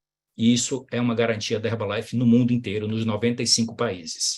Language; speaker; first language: Portuguese; native; Portuguese